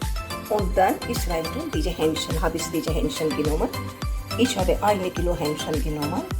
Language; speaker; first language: German; non-native, learner; Hindi